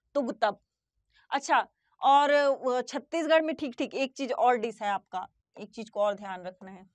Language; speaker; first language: Hindi; native; Hindi